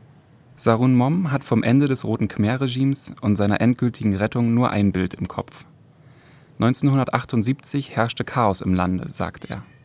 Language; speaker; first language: German; native; German